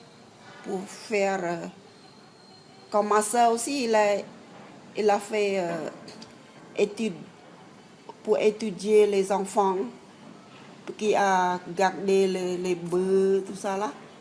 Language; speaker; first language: French; non-native, learner; Khmer